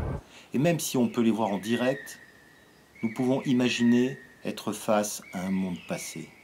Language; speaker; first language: French; native; French